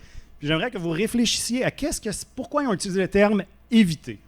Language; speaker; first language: French; native; French